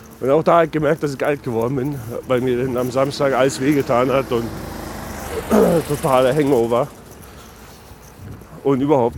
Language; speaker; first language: German; native; German